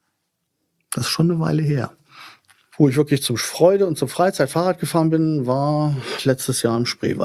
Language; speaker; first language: German; native; German